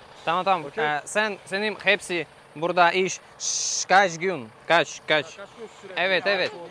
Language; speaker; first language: Turkish; non-native, learner; Russian